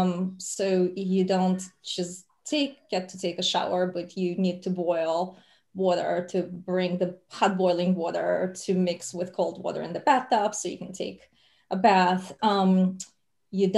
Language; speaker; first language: English; non-native, fluent; Russian